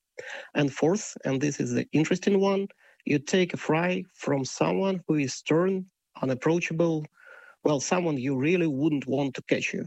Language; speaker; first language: English; non-native, fluent; Russian